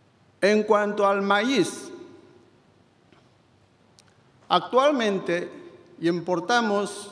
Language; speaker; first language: Spanish; non-native, fluent; Chinese